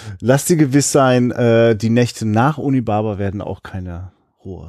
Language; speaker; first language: German; native; German